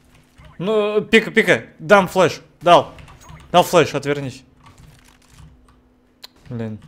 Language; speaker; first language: Russian; native; Russian